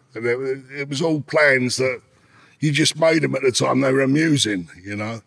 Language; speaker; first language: English; native; English